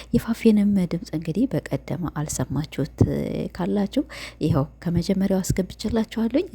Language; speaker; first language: Amharic; native; Amharic